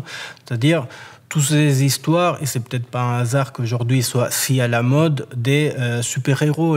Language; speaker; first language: French; native; French